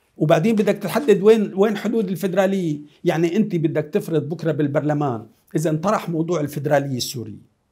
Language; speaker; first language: Arabic; native; Arabic